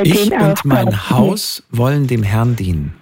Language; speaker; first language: German; native; German